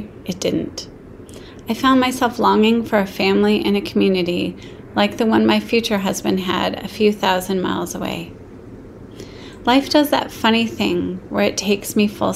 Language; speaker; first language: English; native; English